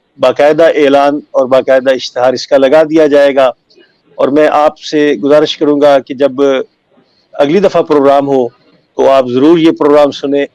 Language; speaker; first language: Urdu; native; Urdu